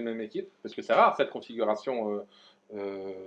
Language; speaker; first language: French; native; French